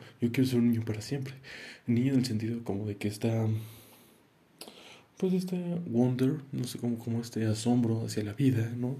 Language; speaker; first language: Spanish; native; Spanish